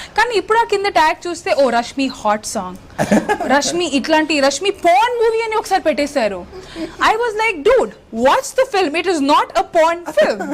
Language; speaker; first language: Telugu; non-native, local second language; Odia